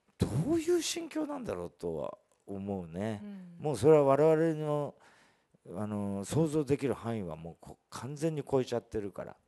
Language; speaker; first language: Japanese; native; Japanese